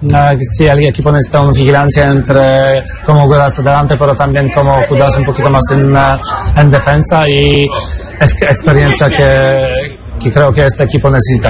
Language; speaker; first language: Spanish; non-native, learner; Polish